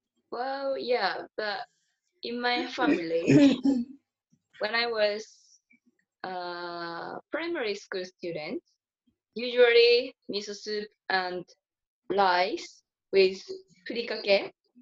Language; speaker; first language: English; non-native, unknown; Japanese